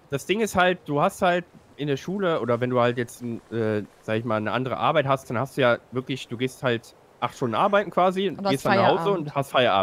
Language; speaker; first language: German; native; German